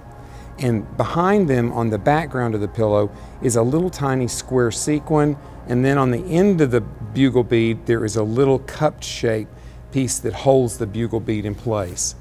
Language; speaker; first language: English; native; English